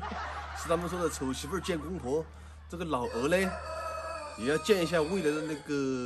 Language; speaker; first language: Chinese; native; Chinese